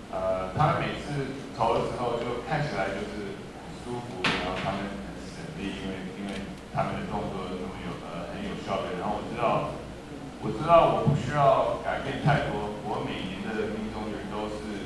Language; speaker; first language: Chinese; early bilingual, heritage; English